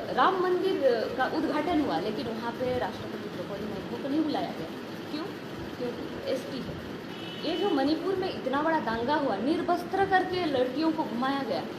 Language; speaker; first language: Hindi; non-native, local second language; Santali